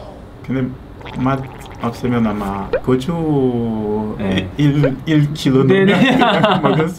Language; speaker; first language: Korean; non-native, learner; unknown